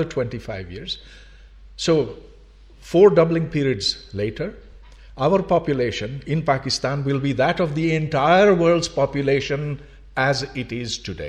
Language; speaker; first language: English; non-native, local second language; Urdu